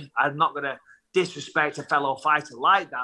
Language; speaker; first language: English; native; English